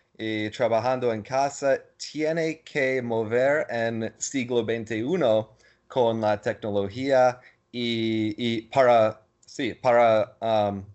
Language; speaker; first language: Spanish; non-native, learner; English